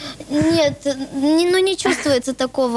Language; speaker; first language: Russian; native; Russian